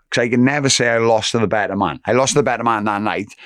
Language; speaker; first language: English; native; English